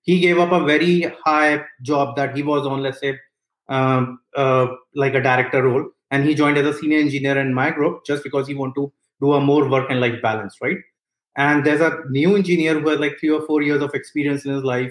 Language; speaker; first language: English; non-native, local second language; Hindi